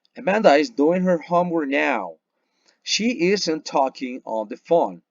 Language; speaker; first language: English; non-native, fluent; Spanish